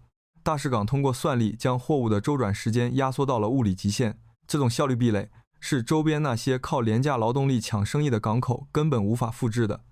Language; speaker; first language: Chinese; native; Chinese